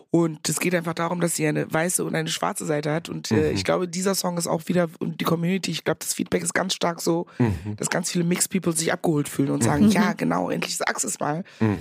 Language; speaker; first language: German; native; German